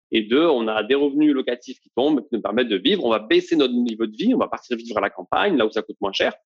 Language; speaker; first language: French; native; French